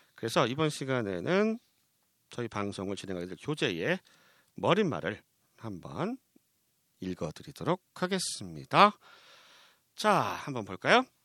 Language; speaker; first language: Korean; native; Korean